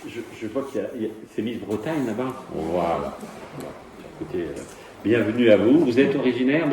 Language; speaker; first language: French; native; French